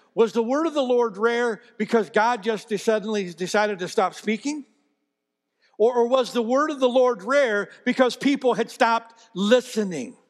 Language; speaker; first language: English; native; English